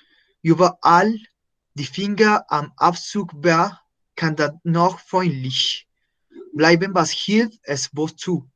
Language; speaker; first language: German; non-native, fluent; Spanish